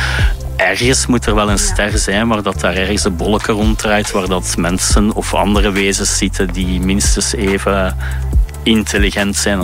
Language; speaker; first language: Dutch; native; Dutch